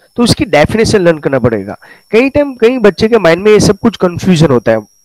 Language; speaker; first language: Hindi; native; Hindi